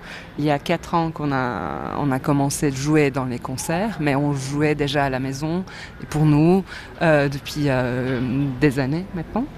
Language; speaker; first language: French; non-native, fluent; Turkish